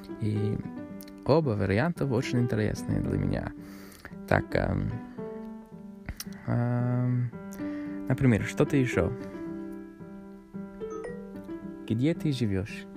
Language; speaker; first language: Russian; non-native, learner; English